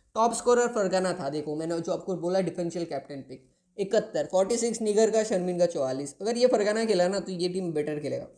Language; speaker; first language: Hindi; non-native, local second language; Bangla